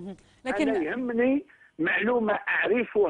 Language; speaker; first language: Arabic; native; Arabic